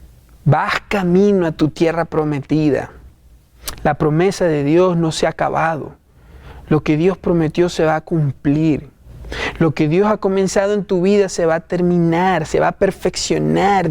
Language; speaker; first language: Spanish; native; Spanish